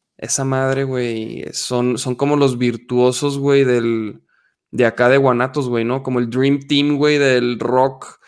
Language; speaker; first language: Spanish; native; Spanish